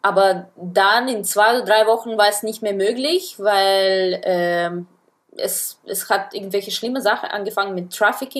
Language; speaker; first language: German; non-native, fluent; Russian